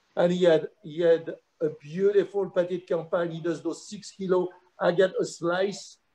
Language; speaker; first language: English; non-native, fluent; French